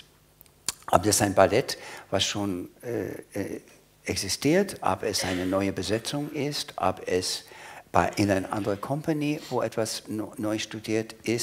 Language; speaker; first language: German; non-native, fluent; English